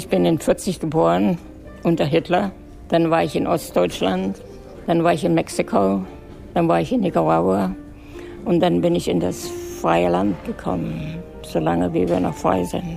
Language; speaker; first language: German; native; German